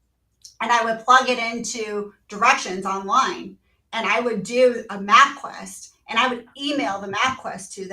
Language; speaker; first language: English; native; English